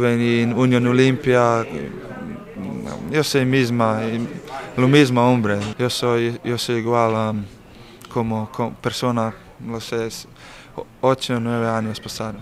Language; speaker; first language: Spanish; non-native, fluent; Slovenian